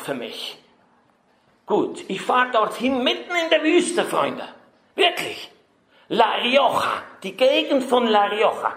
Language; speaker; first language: German; native; German